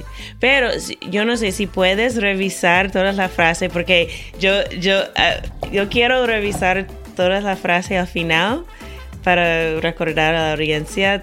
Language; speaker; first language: Spanish; non-native, fluent; English